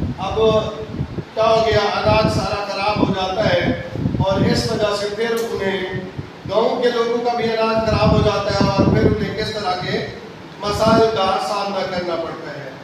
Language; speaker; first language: Urdu; non-native, local second language; Saraiki